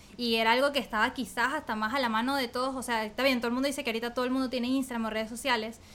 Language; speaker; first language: Spanish; native; Spanish